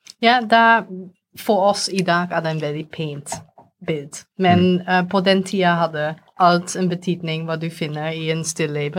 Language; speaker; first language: Norwegian; non-native, fluent; Dutch